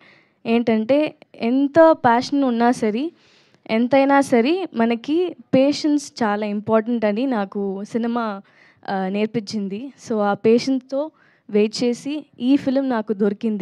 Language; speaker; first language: Telugu; non-native, learner; Tamil